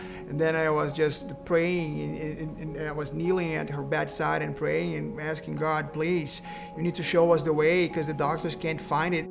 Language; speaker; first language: English; non-native, fluent; Portuguese